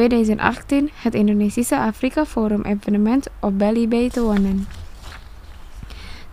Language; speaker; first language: Dutch; non-native, fluent; Indonesian